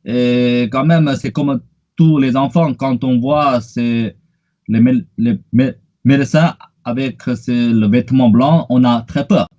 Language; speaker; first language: French; non-native, fluent; Chinese